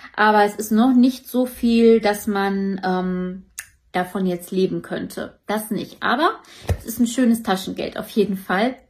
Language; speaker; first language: German; native; German